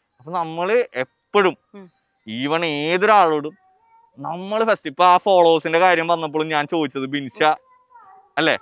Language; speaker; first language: Malayalam; native; Malayalam